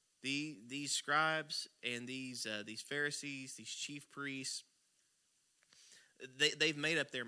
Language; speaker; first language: English; native; English